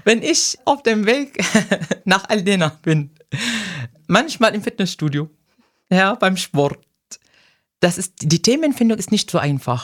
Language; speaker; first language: German; non-native, fluent; Arabic